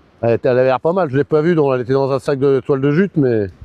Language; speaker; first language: French; native; French